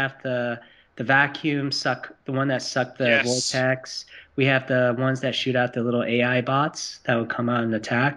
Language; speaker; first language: English; non-native, local second language; Cantonese